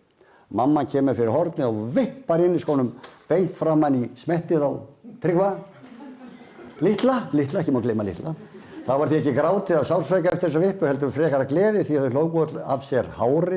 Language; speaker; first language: Icelandic; native; Icelandic